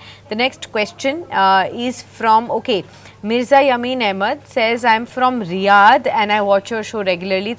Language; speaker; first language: English; non-native, local second language; Hindi